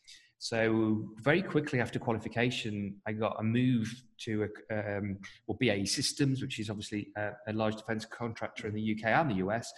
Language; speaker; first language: English; native; English